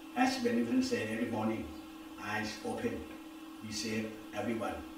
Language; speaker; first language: English; non-native, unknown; Thai